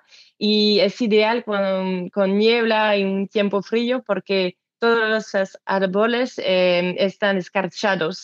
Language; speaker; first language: Spanish; non-native, learner; French